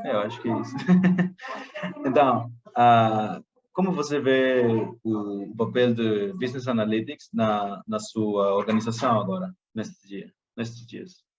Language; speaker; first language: Portuguese; non-native, fluent; Spanish